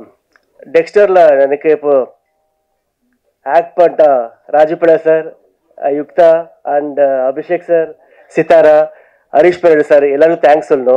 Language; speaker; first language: Tamil; non-native, learner; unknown